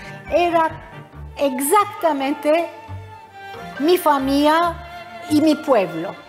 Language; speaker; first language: Spanish; early bilingual, heritage; Ladino